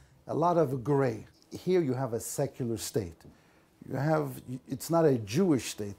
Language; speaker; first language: English; native; English